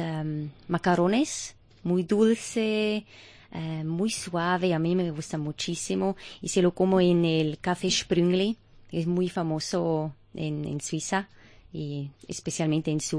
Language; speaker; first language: Spanish; non-native, fluent; German